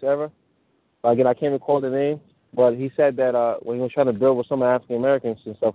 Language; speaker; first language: English; early bilingual, other home language; Mandingo